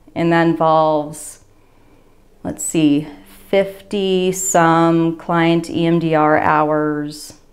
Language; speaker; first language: English; native; English